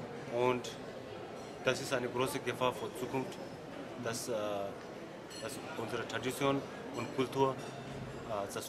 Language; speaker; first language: German; non-native, learner; Tibetan